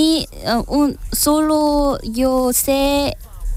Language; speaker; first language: Spanish; non-native, learner; Korean